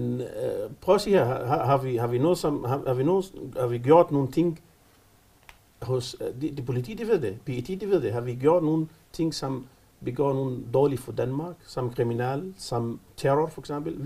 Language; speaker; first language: Danish; non-native, fluent; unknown